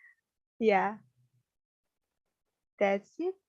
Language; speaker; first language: English; non-native, learner; Indonesian